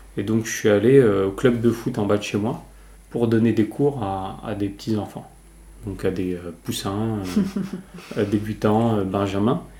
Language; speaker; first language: French; early bilingual, other home language; Kabyle